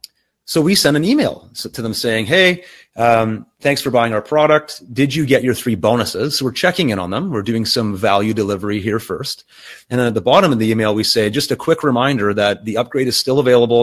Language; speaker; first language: English; native; English